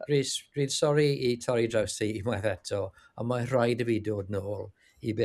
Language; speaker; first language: Welsh; non-native, learner; English